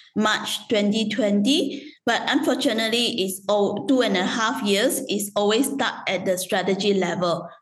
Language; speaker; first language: English; non-native, local second language; Chinese